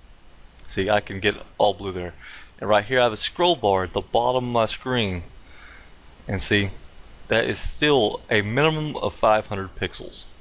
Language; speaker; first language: English; native; English